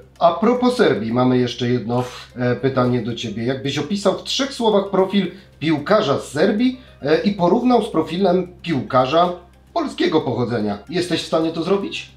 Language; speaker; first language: Polish; native; Polish